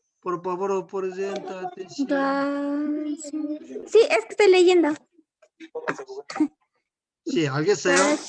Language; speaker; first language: Spanish; non-native, learner; Korean